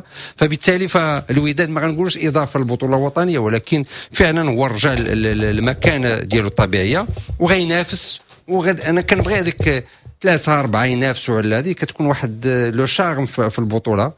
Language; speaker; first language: Arabic; native; Arabic